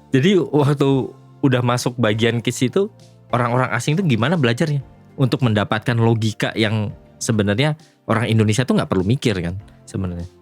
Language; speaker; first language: Indonesian; native; Indonesian